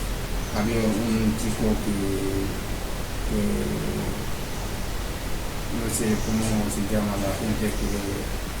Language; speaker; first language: Spanish; non-native, learner; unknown